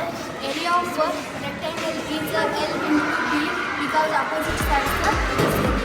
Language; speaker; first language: English; non-native, learner; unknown